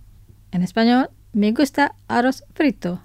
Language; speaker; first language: Spanish; non-native, fluent; Indonesian